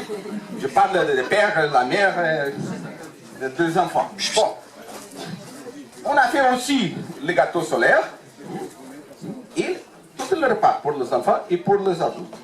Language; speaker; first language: French; non-native, learner; Portuguese